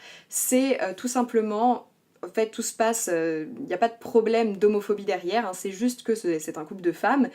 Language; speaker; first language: French; native; French